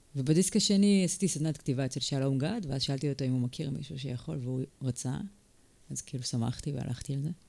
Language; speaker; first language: Hebrew; native; Hebrew